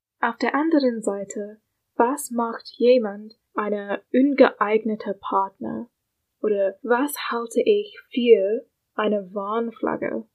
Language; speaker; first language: German; non-native, learner; English